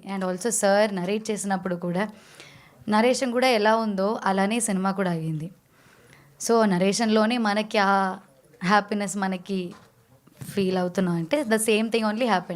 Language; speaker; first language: Telugu; non-native, fluent; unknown